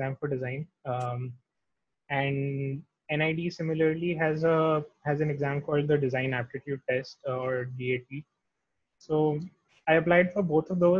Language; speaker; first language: English; non-native, local second language; Hindi